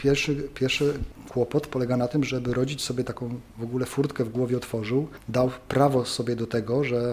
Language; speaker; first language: Polish; native; Polish